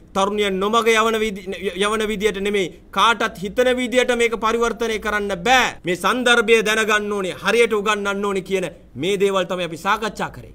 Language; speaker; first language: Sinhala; non-native, local second language; Tamil